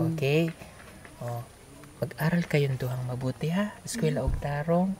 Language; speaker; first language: Filipino; native; Filipino